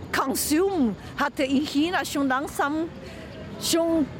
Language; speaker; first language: German; non-native, fluent; Chinese